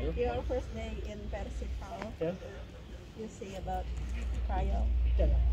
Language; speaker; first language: English; non-native, learner; Indonesian